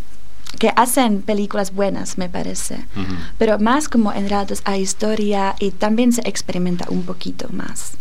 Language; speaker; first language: Spanish; non-native, fluent; Czech